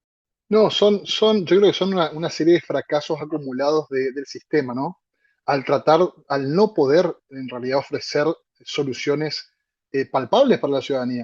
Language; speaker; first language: Spanish; native; Spanish